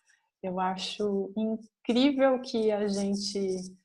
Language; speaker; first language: Portuguese; native; Portuguese